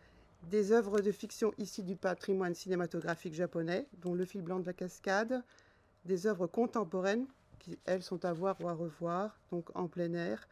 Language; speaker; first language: French; native; French